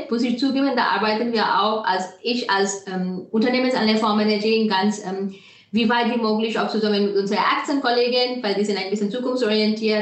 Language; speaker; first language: German; non-native, fluent; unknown